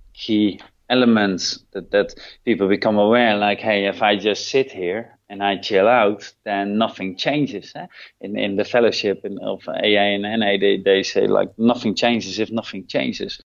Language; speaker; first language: English; non-native, fluent; Dutch